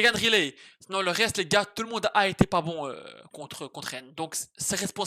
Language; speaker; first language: French; native; French